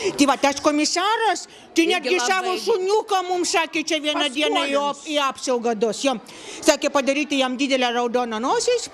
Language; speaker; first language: Lithuanian; native; Lithuanian